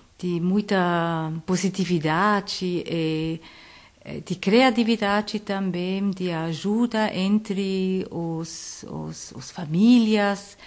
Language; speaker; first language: Portuguese; non-native, learner; Italian